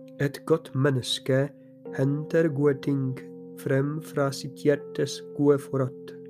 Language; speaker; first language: Norwegian; non-native, fluent; Polish